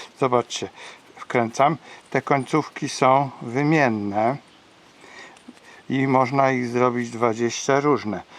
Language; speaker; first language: Polish; native; Polish